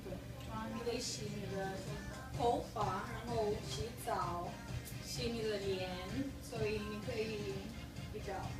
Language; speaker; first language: Chinese; non-native, learner; Spanish